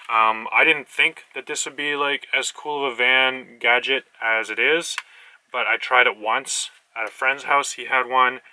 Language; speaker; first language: English; native; English